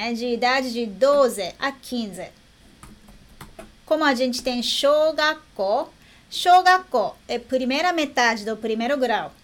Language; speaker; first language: Portuguese; non-native, learner; Japanese